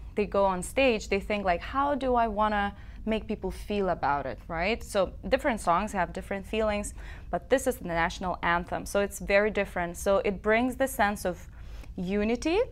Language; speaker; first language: English; non-native, fluent; Lithuanian